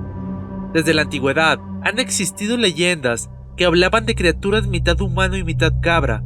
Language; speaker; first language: Spanish; native; Spanish